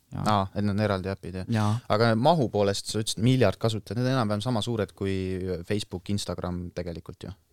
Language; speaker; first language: Estonian; native; Estonian